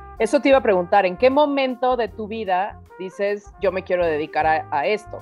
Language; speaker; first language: Spanish; native; Spanish